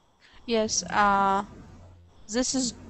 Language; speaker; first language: English; non-native, learner; Russian